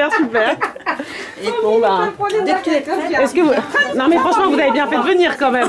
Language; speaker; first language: French; native; French